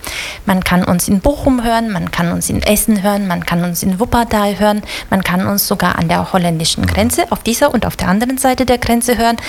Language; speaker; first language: German; native; German